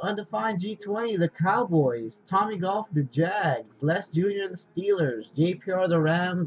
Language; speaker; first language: English; native; English